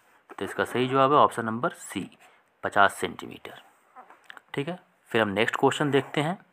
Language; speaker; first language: Hindi; native; Hindi